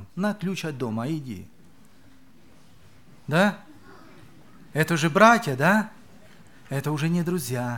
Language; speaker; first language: Russian; non-native, local second language; Romany